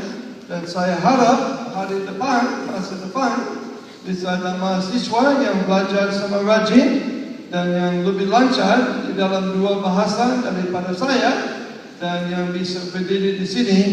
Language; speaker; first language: Indonesian; non-native, learner; English